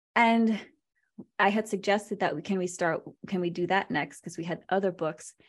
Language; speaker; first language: English; native; English